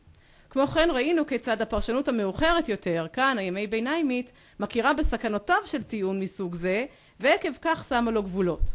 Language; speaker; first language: Hebrew; native; Hebrew